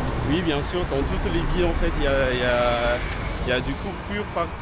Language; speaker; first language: French; non-native, local second language; Malagasy